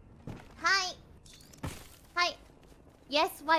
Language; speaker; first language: Japanese; non-native, fluent; English